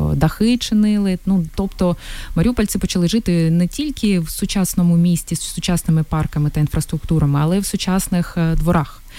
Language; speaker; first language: Ukrainian; non-native, local second language; Russian